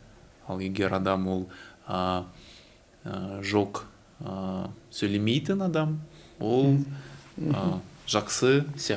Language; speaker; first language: Kazakh; non-native, learner; Russian